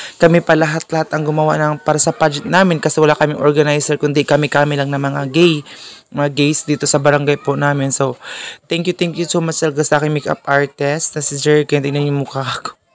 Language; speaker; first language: Filipino; non-native, local second language; Cebuano